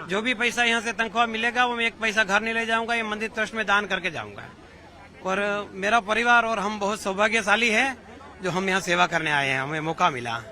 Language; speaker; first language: Hindi; non-native, local second language; Gujarati